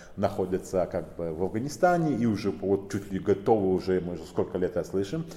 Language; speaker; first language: Russian; non-native, local second language; Tajik